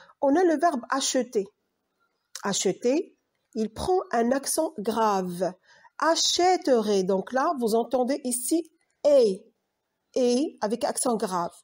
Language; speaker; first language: French; non-native, local second language; Arabic